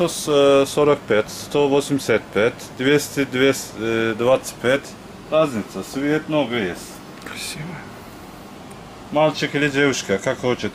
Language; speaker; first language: Russian; non-native, learner; Turkish